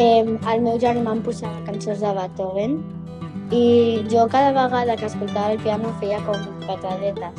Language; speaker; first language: Catalan; non-native, local second language; Spanish